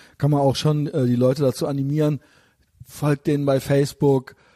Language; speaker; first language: German; native; German